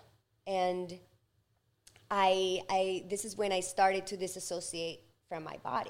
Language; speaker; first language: English; non-native, fluent; Spanish